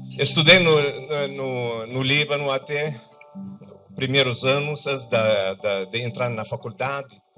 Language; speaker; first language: Portuguese; non-native, fluent; Arabic